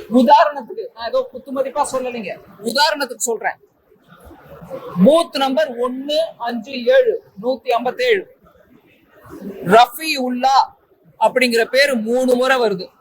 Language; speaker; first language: Tamil; native; Tamil